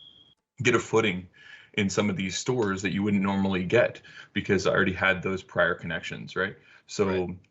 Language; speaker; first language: English; native; English